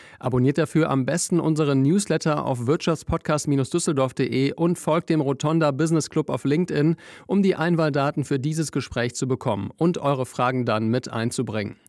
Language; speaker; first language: German; native; German